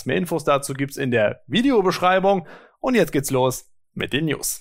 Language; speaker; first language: German; native; German